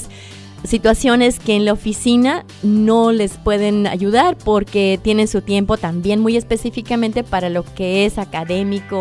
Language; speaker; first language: Spanish; native; Spanish